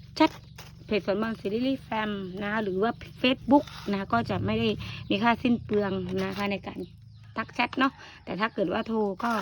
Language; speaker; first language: Thai; non-native, local second language; Northeastern Thai